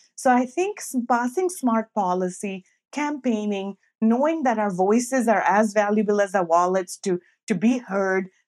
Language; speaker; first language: English; non-native, local second language; Urdu